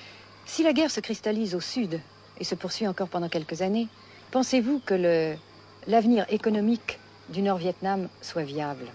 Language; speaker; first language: French; native; French